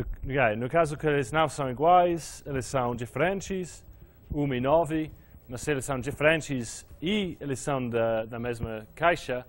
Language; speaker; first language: Portuguese; non-native, fluent; English